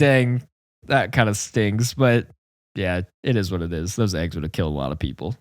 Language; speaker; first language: English; native; English